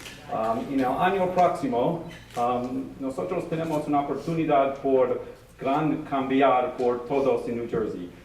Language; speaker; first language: Spanish; non-native, learner; English